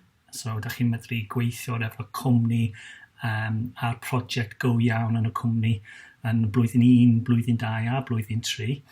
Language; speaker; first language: Welsh; non-native, local second language; English